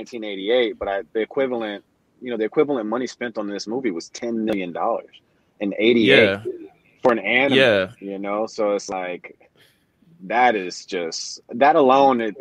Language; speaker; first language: English; native; English